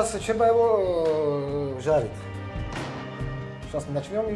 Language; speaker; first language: Polish; non-native, learner; Georgian